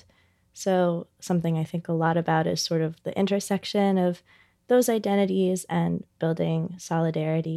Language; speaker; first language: English; native; English